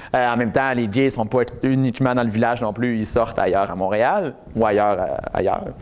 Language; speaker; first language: French; native; French